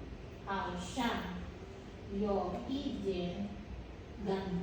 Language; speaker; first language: Chinese; non-native, learner; Filipino